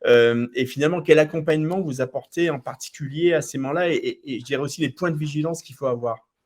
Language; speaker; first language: French; native; French